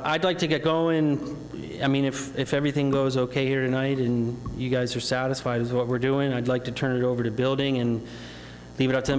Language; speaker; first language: English; native; English